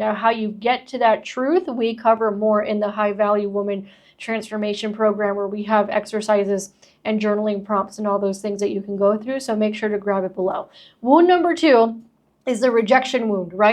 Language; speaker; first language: English; native; English